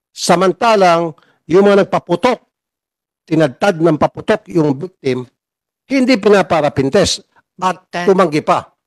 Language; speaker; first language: Filipino; native; Filipino